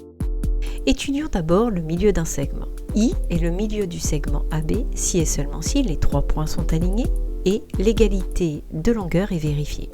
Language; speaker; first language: French; native; French